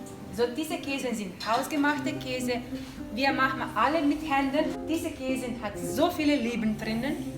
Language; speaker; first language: German; non-native, learner; Croatian